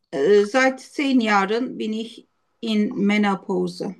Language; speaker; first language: German; non-native, learner; Turkish